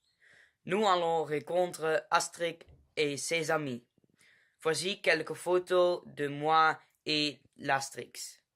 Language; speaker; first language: French; non-native, learner; Dutch